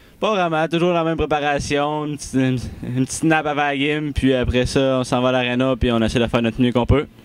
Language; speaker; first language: French; native; French